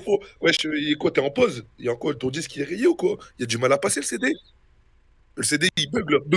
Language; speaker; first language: French; native; French